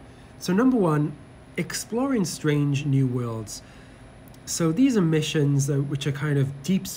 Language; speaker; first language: English; native; English